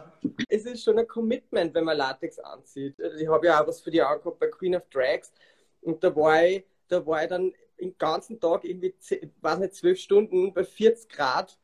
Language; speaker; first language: German; native; German